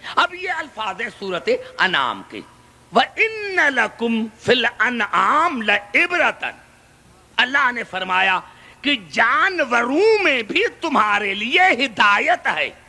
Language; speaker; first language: Urdu; non-native, local second language; Punjabi